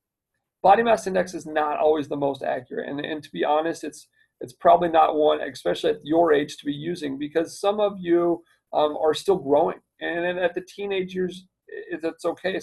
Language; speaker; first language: English; native; English